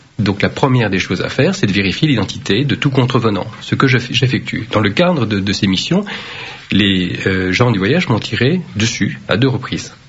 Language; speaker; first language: French; early bilingual, other home language; Vietnamese